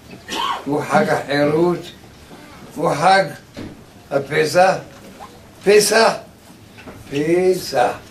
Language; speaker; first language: Hebrew; early bilingual, other home language; Arabic